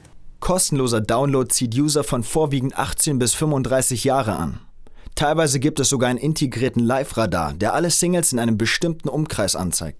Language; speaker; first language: German; native; German